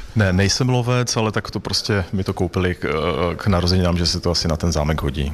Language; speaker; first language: Czech; native; Czech